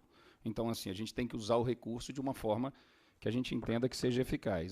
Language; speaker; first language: Portuguese; native; Portuguese